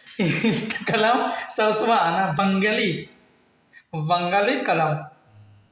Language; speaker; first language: Arabic; non-native, learner; Bangla